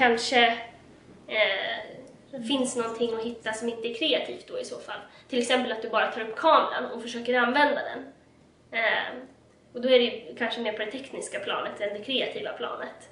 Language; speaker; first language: Swedish; native; Swedish